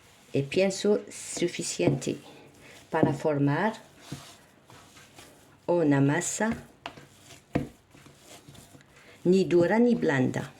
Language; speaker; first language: Spanish; non-native, learner; Arabic